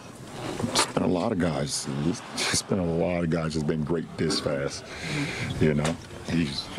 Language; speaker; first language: English; native; English